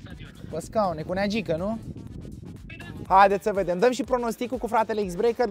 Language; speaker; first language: Romanian; native; Romanian